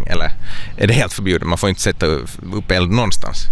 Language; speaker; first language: Swedish; native; Swedish